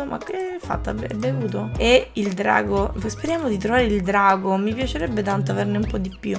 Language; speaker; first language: Italian; native; Italian